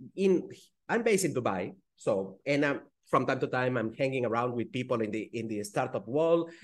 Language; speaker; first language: English; non-native, fluent; Spanish